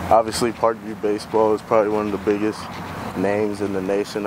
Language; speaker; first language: English; native; English